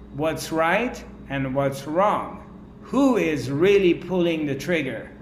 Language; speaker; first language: English; non-native, fluent; Persian